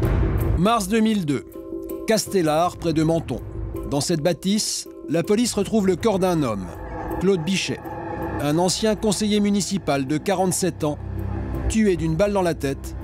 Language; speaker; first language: French; native; French